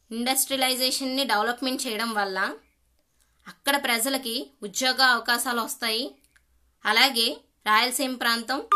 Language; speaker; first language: Telugu; native; Telugu